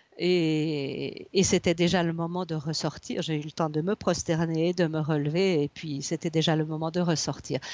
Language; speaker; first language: French; native; French